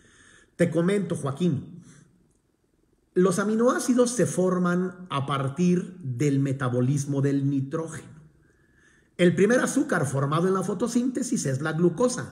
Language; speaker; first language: Spanish; native; Spanish